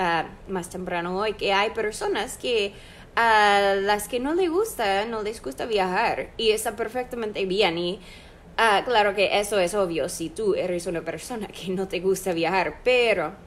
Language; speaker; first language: Spanish; non-native, fluent; English